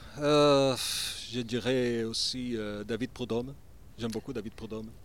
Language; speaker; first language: French; non-native, learner; Portuguese